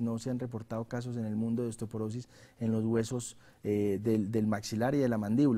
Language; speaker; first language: Spanish; native; Spanish